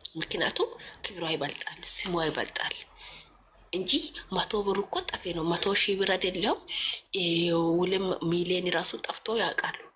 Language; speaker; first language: Amharic; native; Amharic